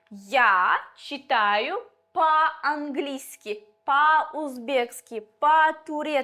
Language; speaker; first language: Russian; non-native, local second language; Uzbek